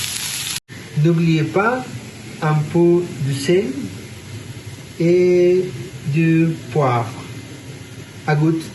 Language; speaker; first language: French; non-native, learner; Spanish